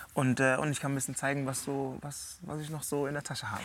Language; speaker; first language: German; native; German